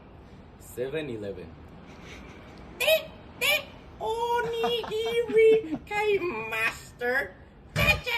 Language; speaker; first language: Japanese; non-native, learner; English